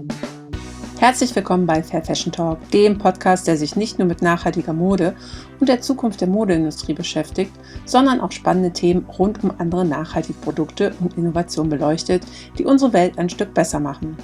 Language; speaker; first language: German; native; German